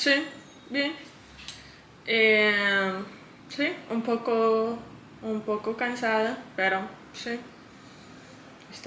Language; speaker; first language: Spanish; non-native, learner; English